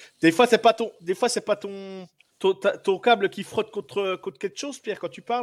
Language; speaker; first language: French; native; French